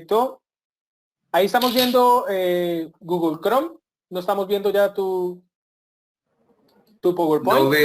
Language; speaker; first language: Spanish; native; Spanish